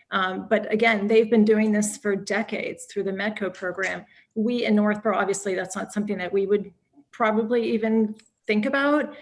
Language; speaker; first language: English; native; English